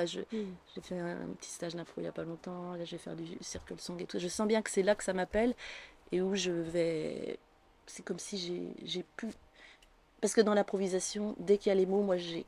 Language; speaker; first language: French; native; French